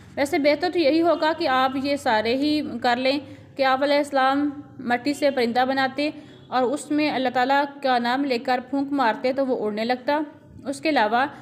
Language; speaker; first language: Urdu; non-native, local second language; Punjabi